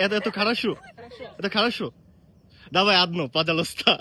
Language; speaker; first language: Russian; non-native, learner; Bangla